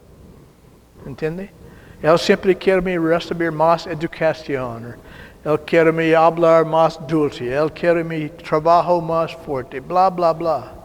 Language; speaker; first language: Spanish; non-native, learner; English